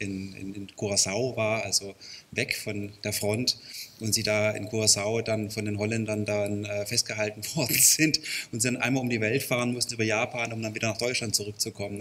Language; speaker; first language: German; native; German